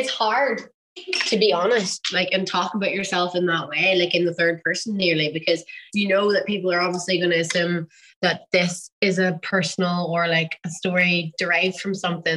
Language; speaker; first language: English; native; English